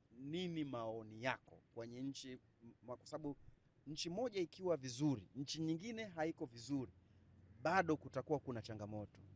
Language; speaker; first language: Swahili; native; Swahili